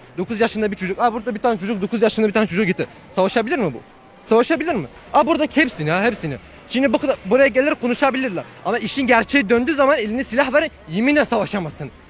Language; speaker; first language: Turkish; early bilingual, heritage; Turkish